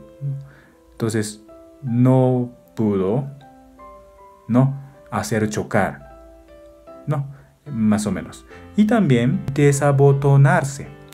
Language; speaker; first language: Spanish; non-native, fluent; Japanese